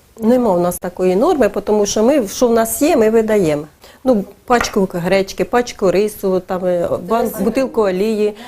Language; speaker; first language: Ukrainian; native; Ukrainian